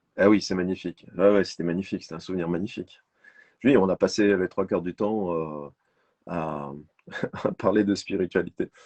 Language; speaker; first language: French; native; French